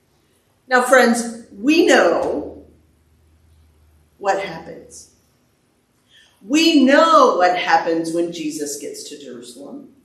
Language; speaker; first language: English; native; English